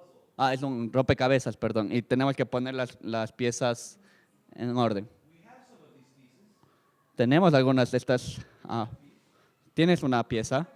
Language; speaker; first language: Spanish; native; Spanish